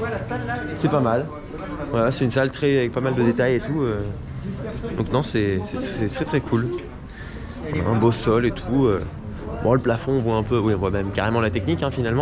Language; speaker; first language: French; native; French